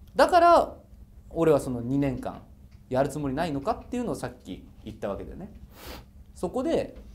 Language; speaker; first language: Japanese; native; Japanese